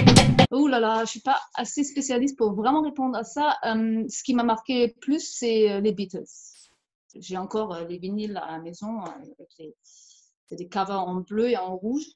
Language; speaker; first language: French; non-native, fluent; German